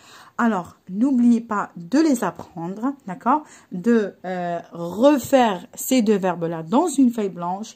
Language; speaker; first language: French; non-native, local second language; Arabic